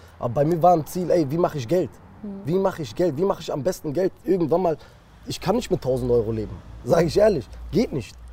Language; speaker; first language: German; early bilingual, other home language; Kurdish